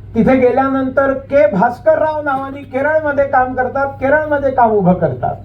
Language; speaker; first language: Marathi; native; Marathi